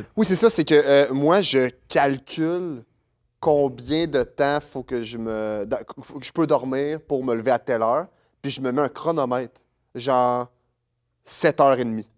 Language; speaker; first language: French; native; French